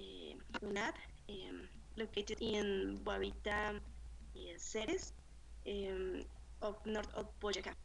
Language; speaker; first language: English; non-native, learner; Spanish